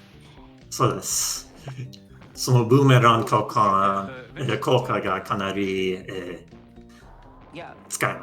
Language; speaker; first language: Japanese; non-native, learner; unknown